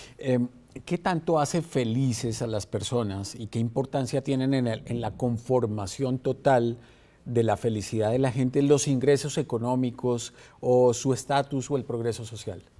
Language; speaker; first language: Spanish; native; Spanish